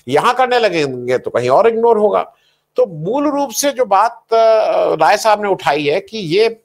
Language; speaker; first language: Hindi; native; Hindi